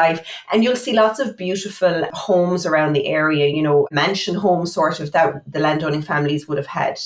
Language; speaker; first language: English; native; English